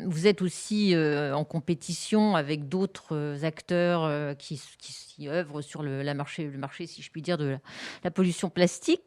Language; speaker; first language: French; native; French